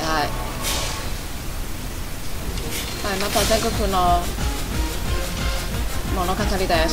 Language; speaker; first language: Japanese; non-native, fluent; Chinese